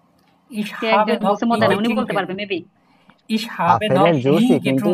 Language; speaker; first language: German; non-native, fluent; Bangla